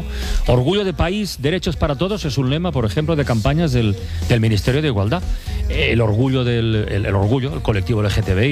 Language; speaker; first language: Spanish; native; Spanish